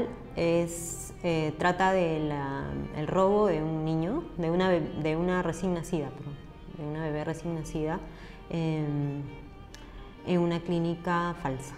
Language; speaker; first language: Spanish; native; Spanish